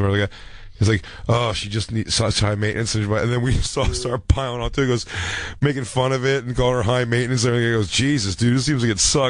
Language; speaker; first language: English; native; English